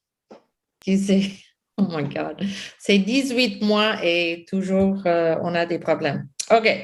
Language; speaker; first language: French; non-native, local second language; English